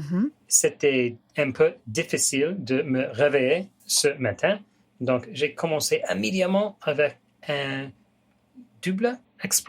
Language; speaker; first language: French; non-native, fluent; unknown